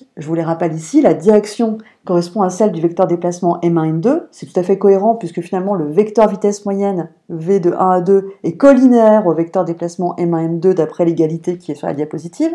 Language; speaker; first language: French; native; French